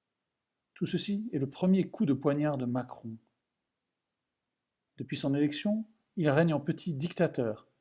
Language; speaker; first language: French; native; French